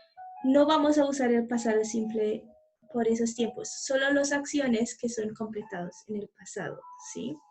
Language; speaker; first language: Spanish; non-native, learner; English